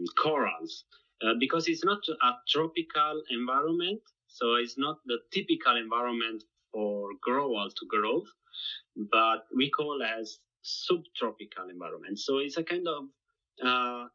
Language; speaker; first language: English; non-native, fluent; Italian